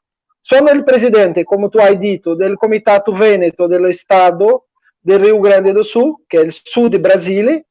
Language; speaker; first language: Italian; non-native, fluent; Portuguese